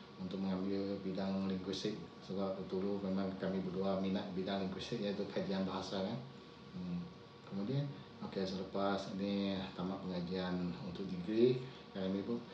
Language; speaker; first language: Malay; non-native, local second language; Chinese